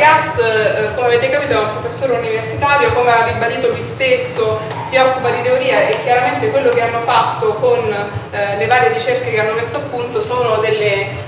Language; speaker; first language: Italian; native; Italian